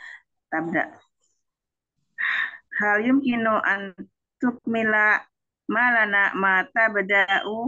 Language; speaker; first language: Arabic; non-native, learner; Indonesian